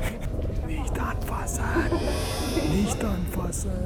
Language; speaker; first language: German; non-native, fluent; Romanian